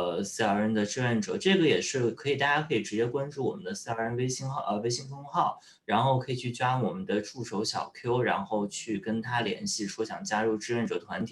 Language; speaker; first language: Chinese; native; Chinese